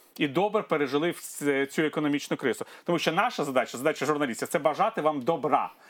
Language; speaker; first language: Ukrainian; non-native, local second language; Russian